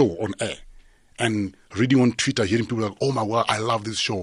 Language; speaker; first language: English; non-native, local second language; Tsonga